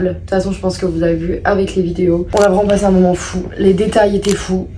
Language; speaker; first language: French; native; French